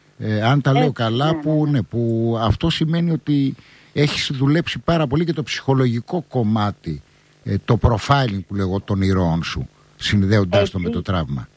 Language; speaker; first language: Greek; native; Greek